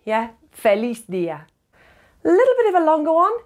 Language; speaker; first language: English; native; English